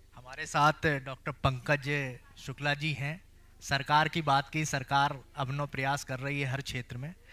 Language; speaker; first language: Hindi; native; Hindi